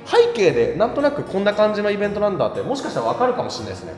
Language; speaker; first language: Japanese; native; Japanese